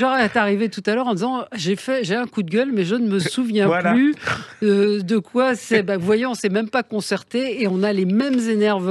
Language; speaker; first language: French; native; French